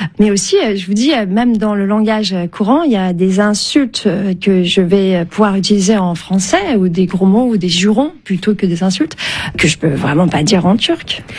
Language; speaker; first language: French; early bilingual, other home language; Turkish